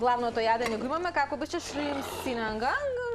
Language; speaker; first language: Macedonian; native; Macedonian